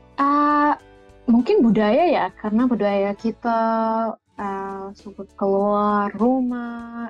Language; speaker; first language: Indonesian; early bilingual, heritage; Indonesian